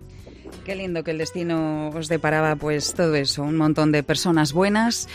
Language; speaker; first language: Spanish; native; Spanish